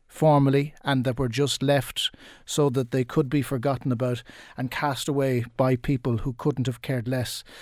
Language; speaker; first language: English; native; English